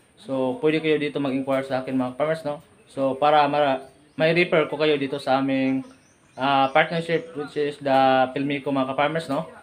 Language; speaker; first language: Filipino; non-native, local second language; Cebuano